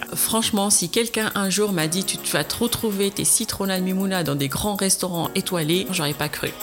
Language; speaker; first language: French; non-native, local second language; Arabic